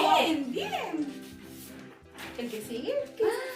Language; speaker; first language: Spanish; native; Spanish